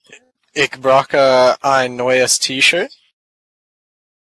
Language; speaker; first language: German; non-native, learner; English